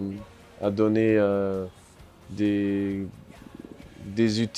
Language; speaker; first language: French; non-native, fluent; German